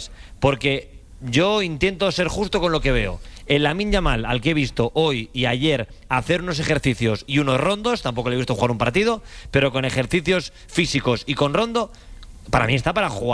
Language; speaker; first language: Spanish; native; Spanish